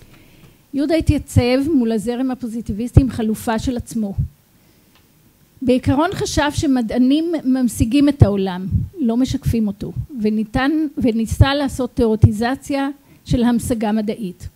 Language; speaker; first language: Hebrew; native; Hebrew